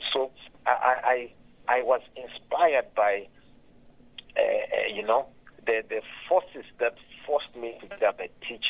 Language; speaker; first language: English; non-native, local second language; Tsonga